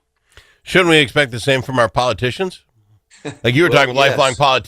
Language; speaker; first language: English; native; English